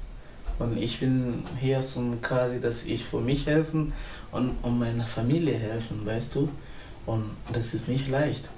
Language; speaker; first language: German; non-native, learner; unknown